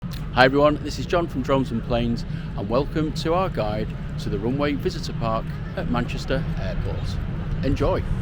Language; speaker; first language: English; native; English